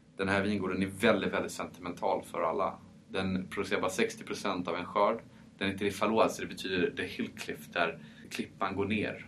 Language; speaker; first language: Swedish; early bilingual, heritage; Swedish